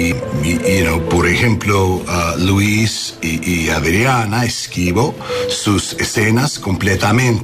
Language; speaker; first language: Spanish; non-native, learner; English